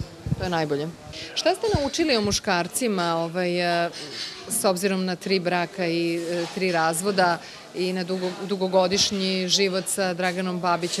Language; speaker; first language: Serbian; native; Serbian